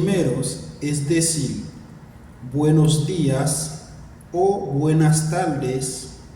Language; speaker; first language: Spanish; non-native, fluent; Haitian Creole